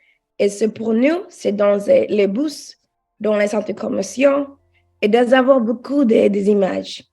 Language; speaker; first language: French; non-native, learner; English